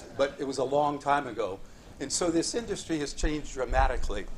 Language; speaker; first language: English; native; English